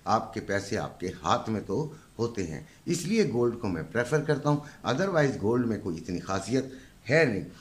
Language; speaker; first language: Urdu; native; Urdu